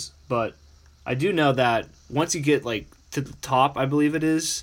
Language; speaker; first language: English; native; English